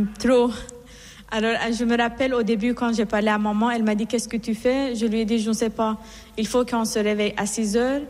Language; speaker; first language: French; non-native, fluent; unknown